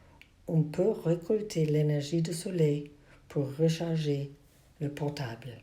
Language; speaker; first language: French; non-native, learner; English